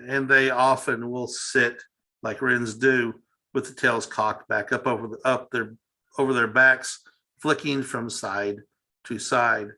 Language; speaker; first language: English; native; English